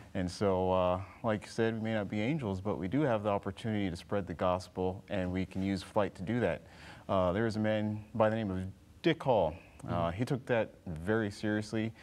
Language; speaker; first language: English; native; English